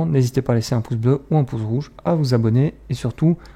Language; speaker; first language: French; native; French